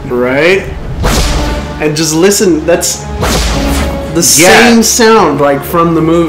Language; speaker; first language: English; native; English